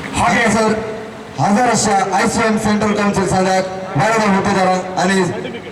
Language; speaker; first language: Kannada; non-native, local second language; Konkani